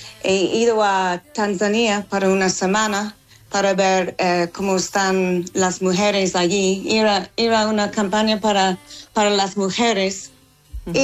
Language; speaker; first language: Spanish; non-native, learner; English